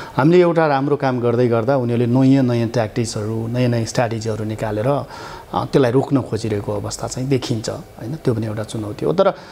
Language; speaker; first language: Nepali; native; Nepali